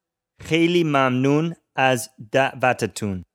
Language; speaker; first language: Persian; non-native, learner; English